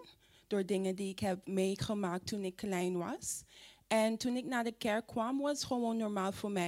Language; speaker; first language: Dutch; non-native, fluent; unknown